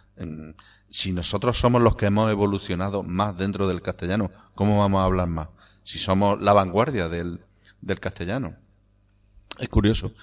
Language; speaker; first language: Spanish; native; Spanish